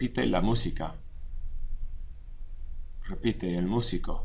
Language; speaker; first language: Spanish; non-native, fluent; English